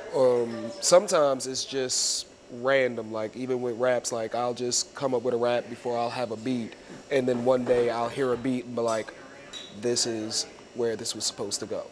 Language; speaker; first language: English; native; English